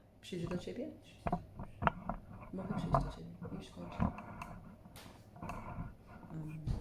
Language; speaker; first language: Polish; non-native, learner; English